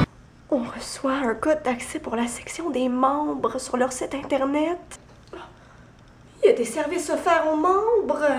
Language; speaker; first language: French; native; French